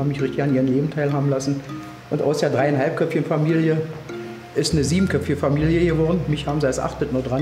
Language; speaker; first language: German; native; German